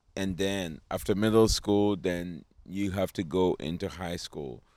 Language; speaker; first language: English; non-native, local second language; Akan